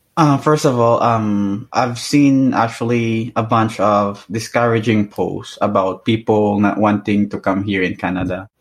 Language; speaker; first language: English; non-native, local second language; Hiligaynon